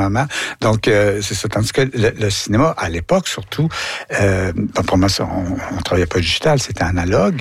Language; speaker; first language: French; native; French